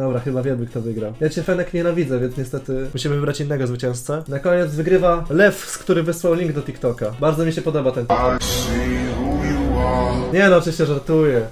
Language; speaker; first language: Polish; native; Polish